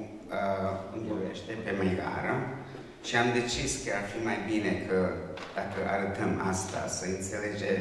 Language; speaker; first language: Romanian; non-native, local second language; Hungarian